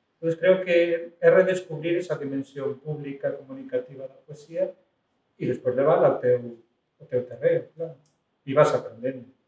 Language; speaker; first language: Galician; non-native, local second language; Spanish